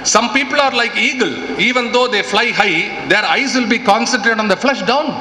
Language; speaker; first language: English; non-native, local second language; Tamil